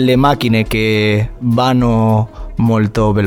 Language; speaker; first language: Italian; non-native, learner; Spanish